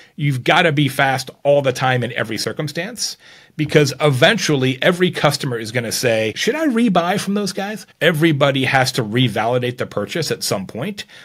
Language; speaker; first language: English; native; English